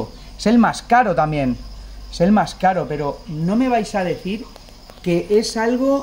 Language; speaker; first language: Spanish; native; Spanish